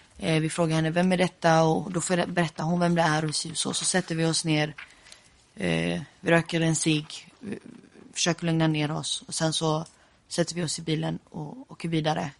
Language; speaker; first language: Swedish; early bilingual, other home language; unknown